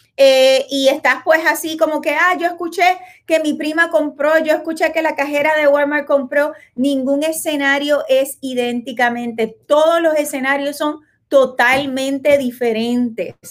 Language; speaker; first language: Spanish; native; Spanish